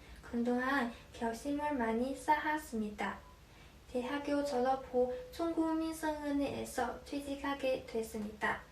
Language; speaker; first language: Korean; non-native, learner; Chinese